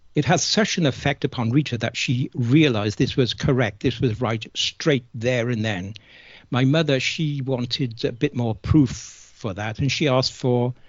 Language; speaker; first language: English; native; English